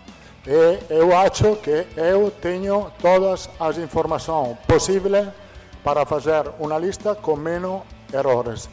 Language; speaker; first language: Portuguese; non-native, fluent; Italian